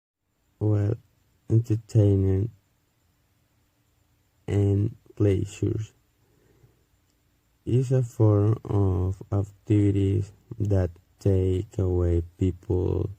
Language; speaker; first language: English; non-native, learner; Spanish